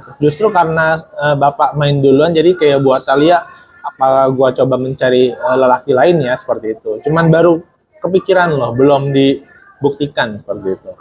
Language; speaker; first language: Indonesian; native; Indonesian